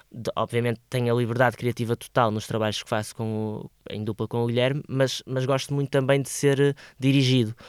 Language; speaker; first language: Portuguese; native; Portuguese